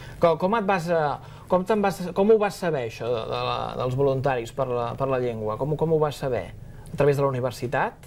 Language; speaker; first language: Catalan; native; Catalan